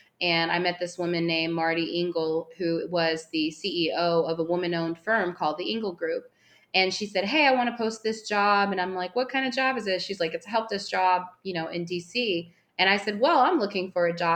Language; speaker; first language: English; native; English